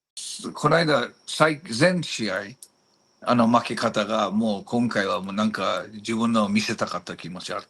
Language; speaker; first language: Japanese; non-native, learner; English